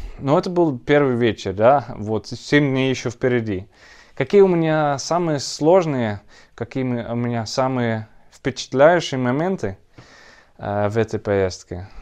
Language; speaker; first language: Russian; non-native, learner; Dutch